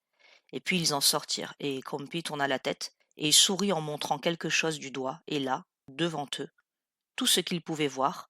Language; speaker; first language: French; native; French